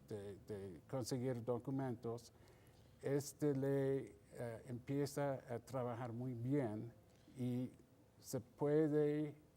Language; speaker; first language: Spanish; non-native, fluent; English